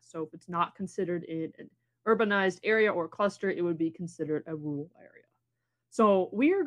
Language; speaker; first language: English; native; English